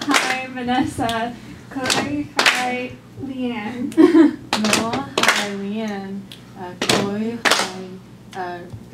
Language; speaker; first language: Cantonese; non-native, learner; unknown